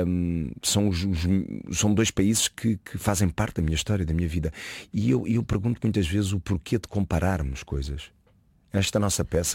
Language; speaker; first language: Portuguese; native; Portuguese